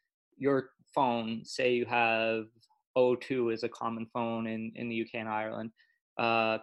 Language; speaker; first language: English; native; English